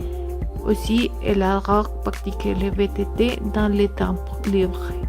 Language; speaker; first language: French; non-native, learner; Spanish